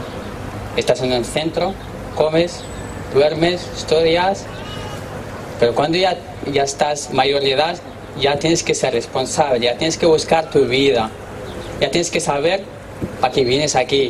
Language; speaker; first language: Spanish; non-native, learner; Arabic